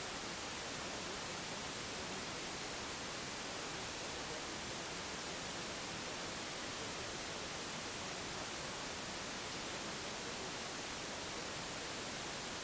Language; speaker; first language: Russian; native; Russian